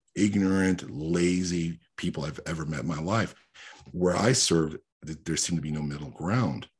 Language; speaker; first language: English; early bilingual, other home language; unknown